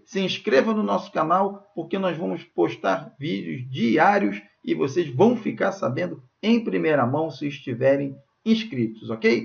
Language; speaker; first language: Portuguese; native; Portuguese